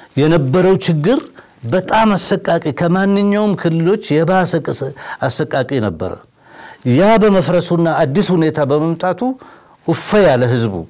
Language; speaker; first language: Amharic; non-native, local second language; Somali